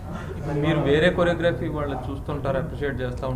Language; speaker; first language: Telugu; native; Telugu